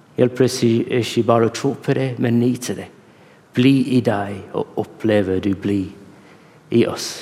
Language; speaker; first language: Norwegian; non-native, fluent; English